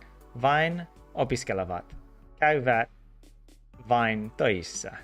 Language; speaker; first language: Finnish; non-native, learner; English